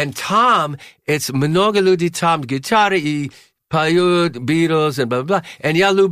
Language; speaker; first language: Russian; non-native, learner; English